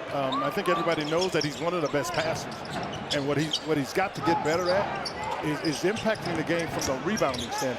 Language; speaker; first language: English; native; English